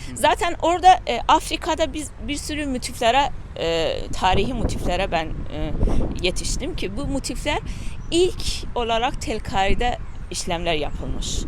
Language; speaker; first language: Turkish; non-native, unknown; Persian